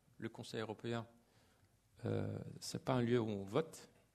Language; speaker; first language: French; non-native, fluent; Dutch